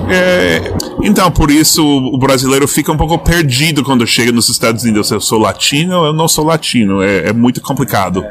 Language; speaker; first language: Portuguese; non-native, fluent; English